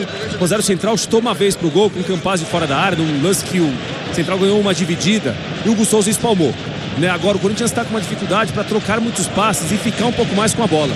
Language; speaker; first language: Portuguese; native; Portuguese